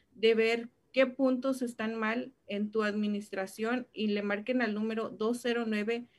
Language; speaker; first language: Spanish; native; Spanish